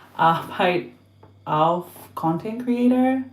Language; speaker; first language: German; non-native, learner; English